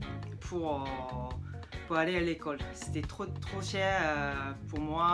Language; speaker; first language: French; non-native, learner; Japanese